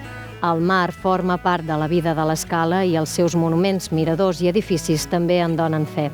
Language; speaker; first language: Catalan; native; Catalan